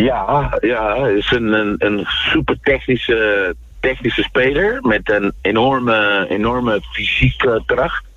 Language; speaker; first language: Dutch; non-native, fluent; Spanish